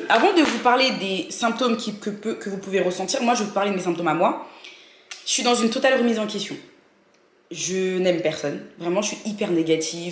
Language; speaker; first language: French; native; French